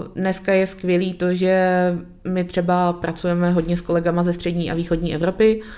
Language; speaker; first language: Czech; native; Czech